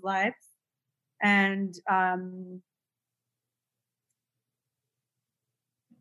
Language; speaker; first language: English; native; English